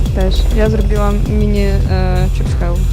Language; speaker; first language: Polish; non-native, fluent; Ukrainian